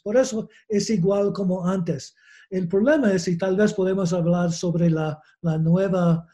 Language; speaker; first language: Spanish; non-native, learner; English